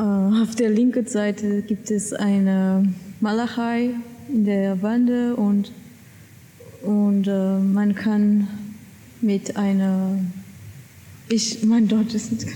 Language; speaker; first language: German; non-native, learner; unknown